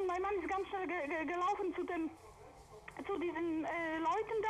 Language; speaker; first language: German; non-native, fluent; Polish